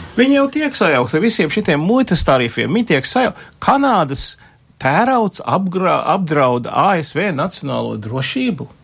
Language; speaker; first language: Latvian; early bilingual, heritage; Latvian